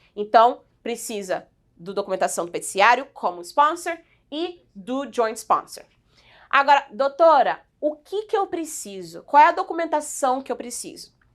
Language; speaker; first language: Portuguese; native; Portuguese